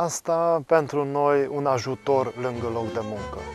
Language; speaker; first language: Romanian; non-native, local second language; Hungarian